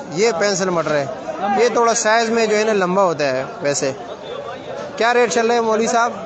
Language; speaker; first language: Urdu; non-native, local second language; Pashto